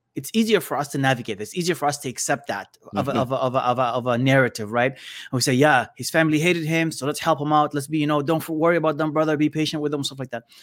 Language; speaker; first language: English; native; English